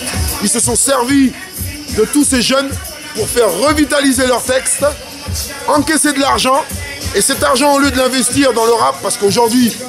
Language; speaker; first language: French; native; French